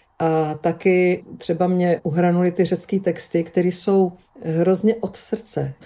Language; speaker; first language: Czech; early bilingual, other home language; Greek